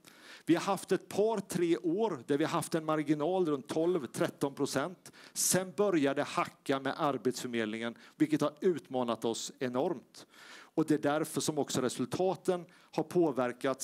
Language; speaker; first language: Swedish; native; Swedish